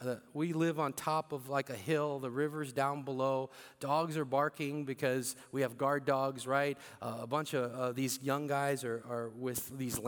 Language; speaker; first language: English; early bilingual, other home language; Bikol